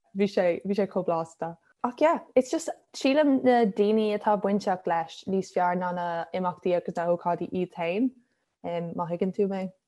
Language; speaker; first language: Irish; non-native, local second language; English